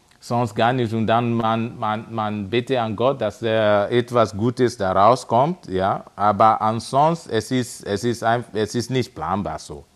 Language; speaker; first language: German; non-native, fluent; Yoruba